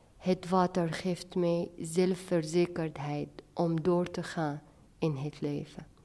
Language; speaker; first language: Dutch; non-native, fluent; Arabic